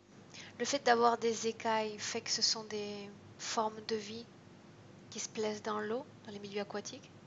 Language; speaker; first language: French; native; French